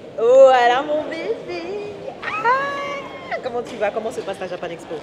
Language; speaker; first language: French; native; French